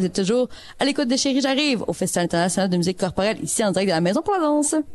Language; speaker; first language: French; native; French